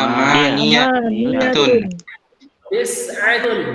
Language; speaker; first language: Arabic; non-native, fluent; Indonesian